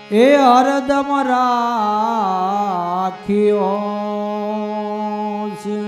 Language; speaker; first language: Gujarati; native; Gujarati